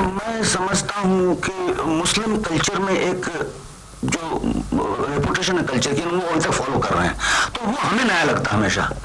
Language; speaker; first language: Hindi; non-native, local second language; Bangla